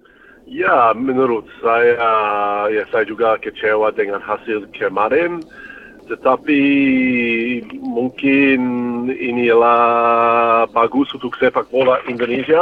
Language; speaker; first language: Indonesian; non-native, fluent; English